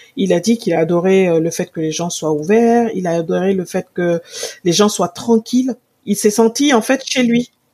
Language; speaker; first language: French; non-native, local second language; Wolof